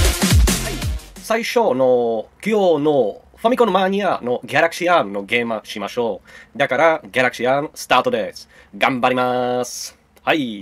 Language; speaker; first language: Japanese; non-native, learner; Czech